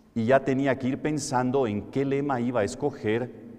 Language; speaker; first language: Spanish; native; Spanish